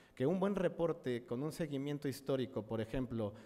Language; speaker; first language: Spanish; native; Spanish